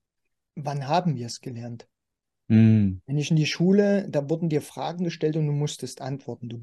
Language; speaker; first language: German; native; German